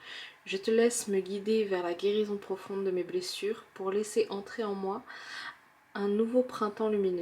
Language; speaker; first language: French; native; French